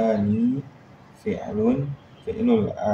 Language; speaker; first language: Arabic; non-native, learner; Indonesian